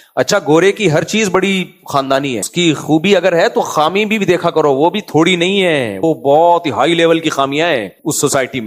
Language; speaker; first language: Urdu; native; Urdu